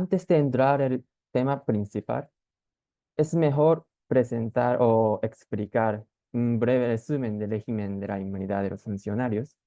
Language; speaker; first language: Spanish; non-native, fluent; Japanese